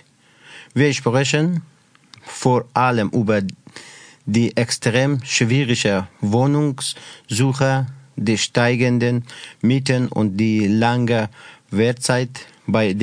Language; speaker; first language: German; non-native, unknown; Persian